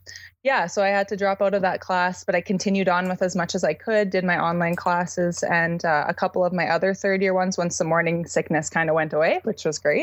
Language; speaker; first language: English; native; English